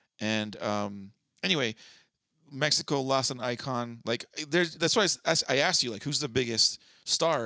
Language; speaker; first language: English; native; English